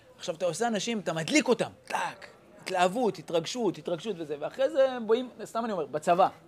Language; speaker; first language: Hebrew; native; Hebrew